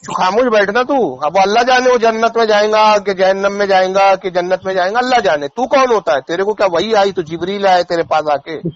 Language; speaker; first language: Urdu; native; Urdu